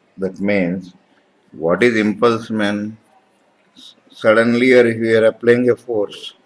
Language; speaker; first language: English; non-native, local second language; Urdu